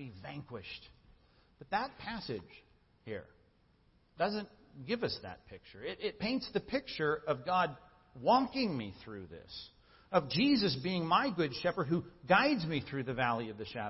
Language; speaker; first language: English; native; English